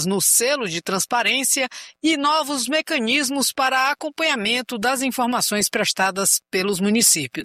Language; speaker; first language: Portuguese; native; Portuguese